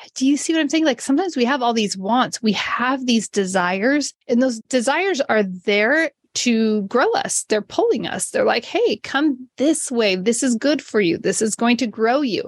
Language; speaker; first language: English; native; English